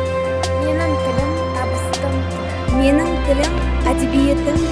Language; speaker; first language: Kazakh; non-native, local second language; Russian